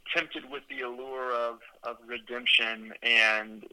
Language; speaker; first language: English; native; English